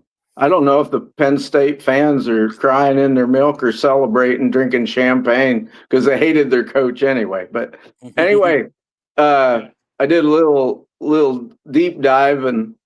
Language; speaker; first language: English; native; English